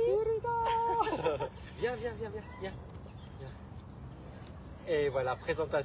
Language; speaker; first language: French; native; French